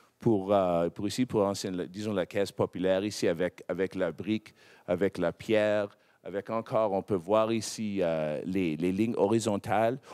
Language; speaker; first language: French; non-native, local second language; English